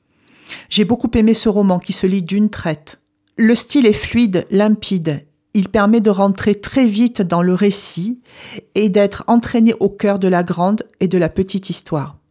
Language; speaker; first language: French; native; French